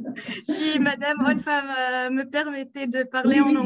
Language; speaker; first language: French; non-native, local second language; Arabic